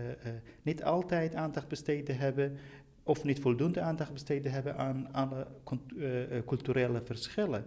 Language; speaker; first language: Dutch; non-native, fluent; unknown